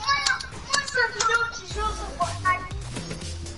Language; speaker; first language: French; native; French